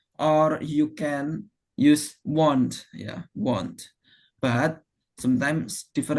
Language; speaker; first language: English; non-native, fluent; Indonesian